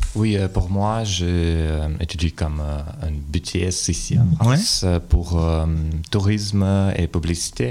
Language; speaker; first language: French; non-native, learner; Russian